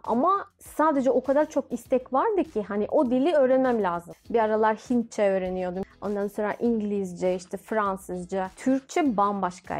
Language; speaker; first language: Turkish; non-native, fluent; Russian